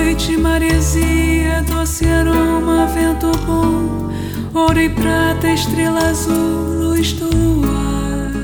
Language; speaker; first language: English; early bilingual, other home language; Portuguese